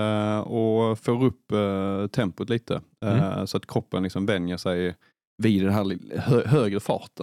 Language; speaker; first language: Swedish; native; Swedish